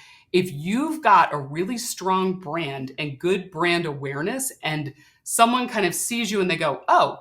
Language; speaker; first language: English; native; English